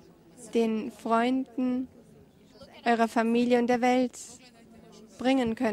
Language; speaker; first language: German; non-native, fluent; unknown